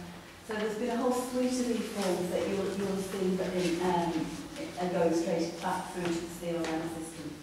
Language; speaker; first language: English; native; English